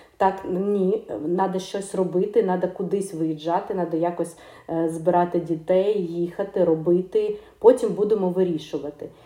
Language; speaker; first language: Ukrainian; non-native, local second language; Russian